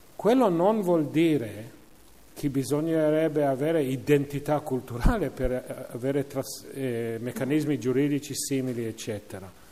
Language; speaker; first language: Italian; non-native, fluent; English